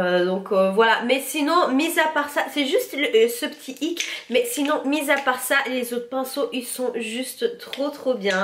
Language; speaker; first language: French; native; French